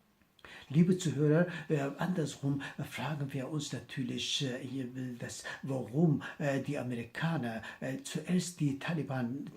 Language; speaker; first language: German; non-native, fluent; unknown